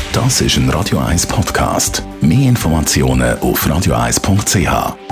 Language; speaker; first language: German; native; German